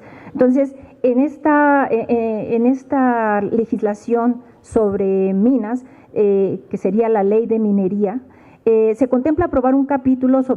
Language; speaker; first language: Spanish; native; Spanish